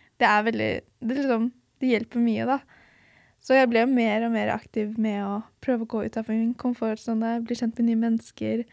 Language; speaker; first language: Norwegian; early bilingual, other home language; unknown